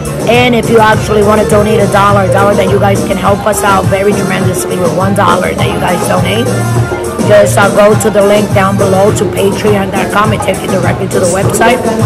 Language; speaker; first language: English; native; English